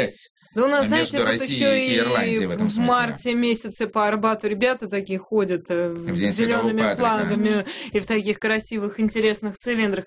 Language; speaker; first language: Russian; native; Russian